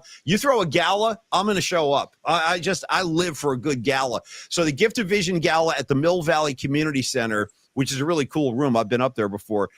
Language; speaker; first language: English; native; English